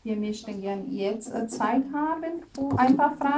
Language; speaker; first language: German; non-native, fluent; Portuguese